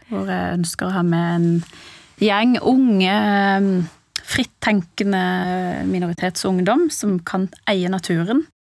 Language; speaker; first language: Norwegian; early bilingual, other home language; Persian